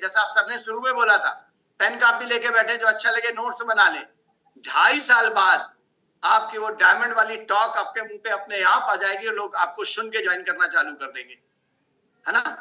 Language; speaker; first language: Hindi; native; Hindi